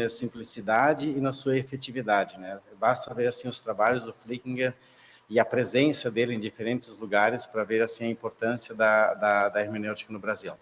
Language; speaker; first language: Portuguese; native; Portuguese